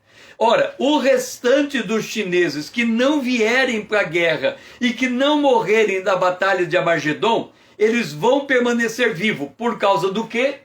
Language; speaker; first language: Portuguese; native; Portuguese